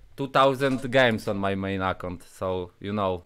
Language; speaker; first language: English; non-native, learner; Polish